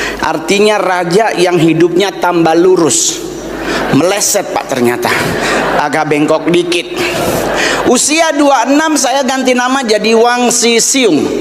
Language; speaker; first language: Indonesian; native; Indonesian